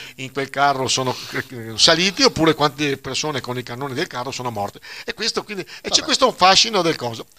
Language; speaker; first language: Italian; native; Italian